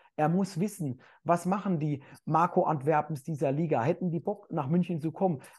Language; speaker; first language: German; native; German